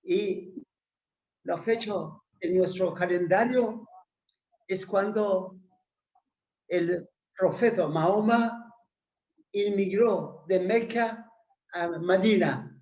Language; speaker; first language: Spanish; non-native, learner; Persian